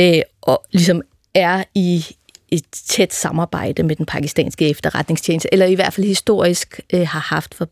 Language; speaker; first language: Danish; native; Danish